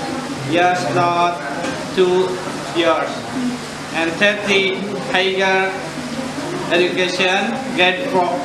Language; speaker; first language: English; non-native, learner; Indonesian